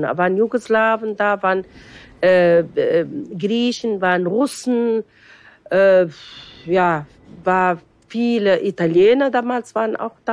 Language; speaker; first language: German; non-native, fluent; Arabic